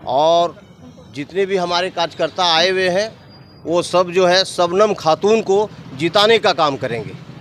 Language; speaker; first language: Hindi; native; Hindi